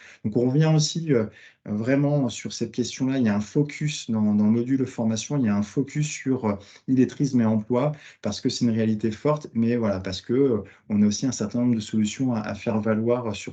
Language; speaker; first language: French; native; French